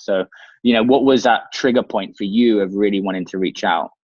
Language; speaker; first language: English; native; English